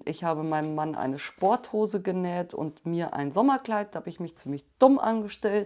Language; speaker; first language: German; native; German